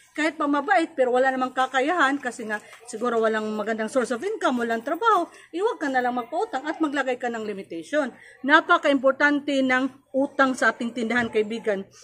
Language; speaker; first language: Filipino; non-native, local second language; Cebuano